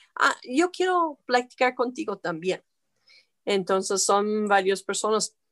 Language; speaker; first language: Spanish; non-native, fluent; English